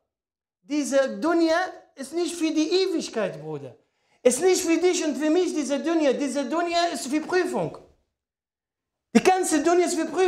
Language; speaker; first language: German; non-native, fluent; Arabic